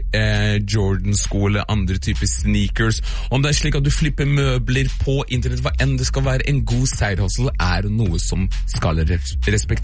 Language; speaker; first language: Norwegian; native; Norwegian